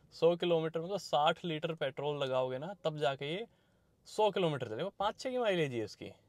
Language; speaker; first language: Hindi; native; Hindi